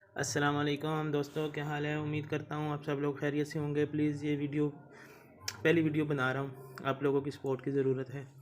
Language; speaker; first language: Urdu; non-native, local second language; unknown